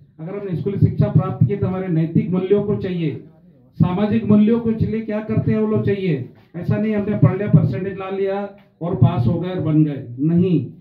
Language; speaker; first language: Hindi; non-native, local second language; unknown